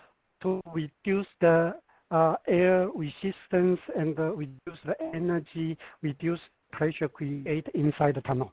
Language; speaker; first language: English; non-native, fluent; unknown